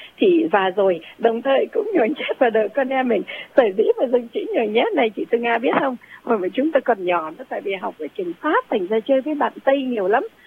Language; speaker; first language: Vietnamese; native; Vietnamese